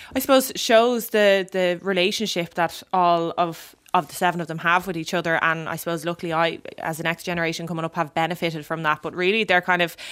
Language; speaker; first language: English; native; English